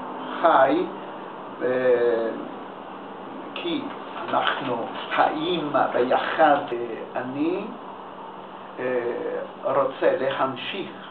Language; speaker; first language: Hebrew; non-native, learner; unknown